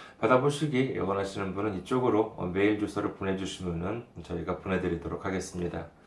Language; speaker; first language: Korean; native; Korean